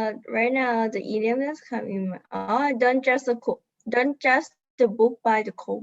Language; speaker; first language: English; non-native, learner; Thai